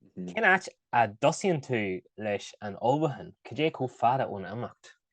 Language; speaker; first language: Irish; native; Irish